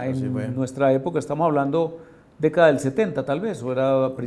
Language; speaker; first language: Spanish; native; Spanish